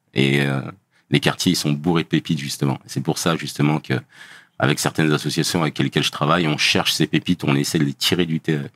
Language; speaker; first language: French; native; French